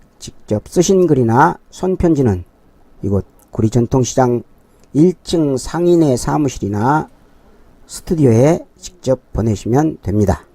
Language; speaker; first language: Korean; native; Korean